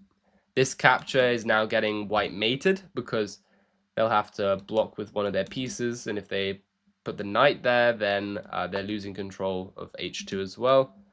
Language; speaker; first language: English; native; English